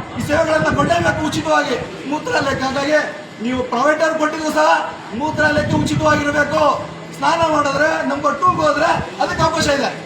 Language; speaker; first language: Kannada; native; Kannada